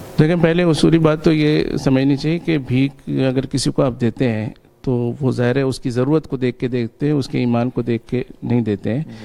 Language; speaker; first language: Urdu; native; Urdu